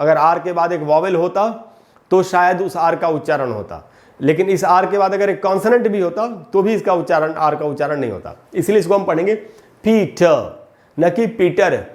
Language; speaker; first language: Hindi; native; Hindi